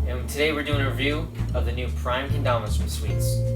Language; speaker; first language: English; native; English